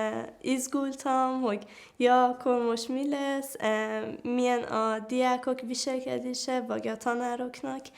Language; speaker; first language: Hungarian; non-native, fluent; Persian